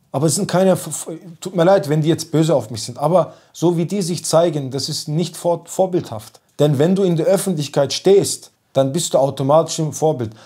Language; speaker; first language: German; early bilingual, other home language; Turkish